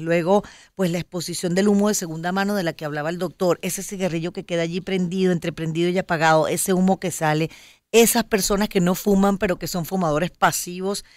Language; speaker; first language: Spanish; native; Spanish